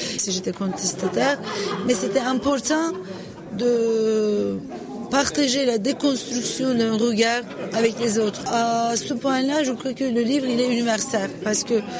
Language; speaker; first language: French; non-native, fluent; Turkish